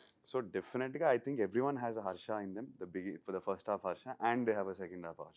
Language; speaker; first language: Telugu; native; Telugu